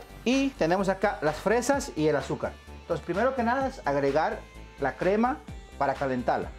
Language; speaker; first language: Spanish; native; Spanish